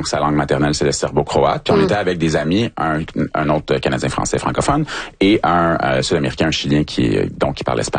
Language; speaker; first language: French; native; French